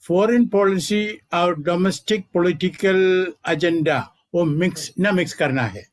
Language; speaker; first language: Hindi; non-native, fluent; Malayalam